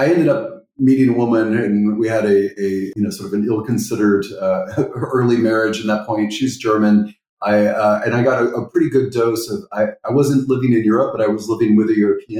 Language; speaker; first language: English; native; English